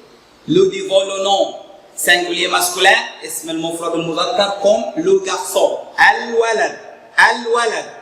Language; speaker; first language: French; non-native, fluent; Arabic